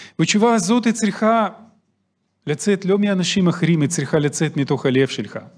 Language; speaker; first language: Hebrew; non-native, fluent; Russian